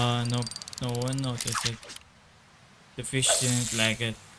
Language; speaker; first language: English; non-native, local second language; Filipino